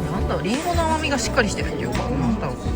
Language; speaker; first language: Japanese; native; Japanese